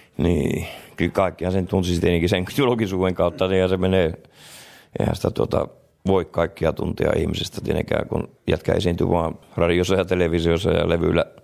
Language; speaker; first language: Finnish; native; Finnish